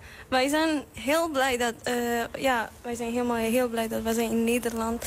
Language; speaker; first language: Dutch; non-native, learner; Persian